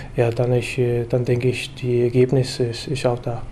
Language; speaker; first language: German; non-native, learner; Danish